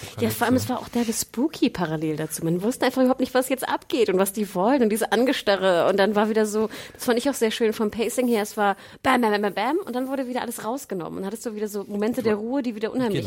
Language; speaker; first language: German; native; German